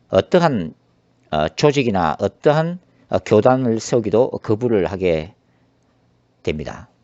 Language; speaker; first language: Korean; native; Korean